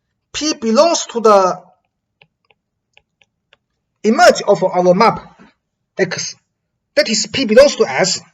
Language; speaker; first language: English; non-native, fluent; Chinese